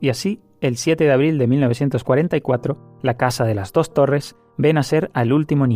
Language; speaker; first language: Spanish; native; Spanish